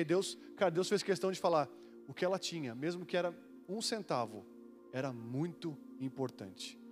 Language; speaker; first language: Portuguese; native; Portuguese